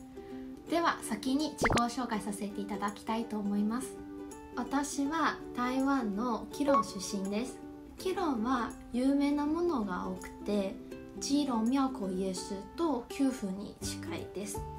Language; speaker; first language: Japanese; non-native, fluent; Chinese